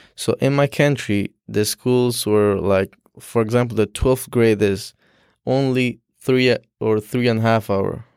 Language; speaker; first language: English; non-native, learner; Persian